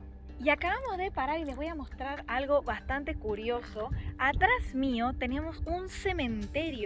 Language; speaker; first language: Spanish; native; Spanish